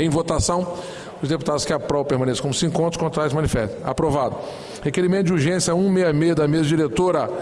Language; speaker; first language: Portuguese; native; Portuguese